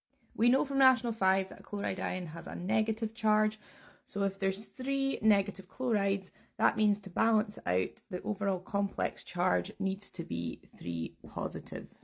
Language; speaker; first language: English; native; English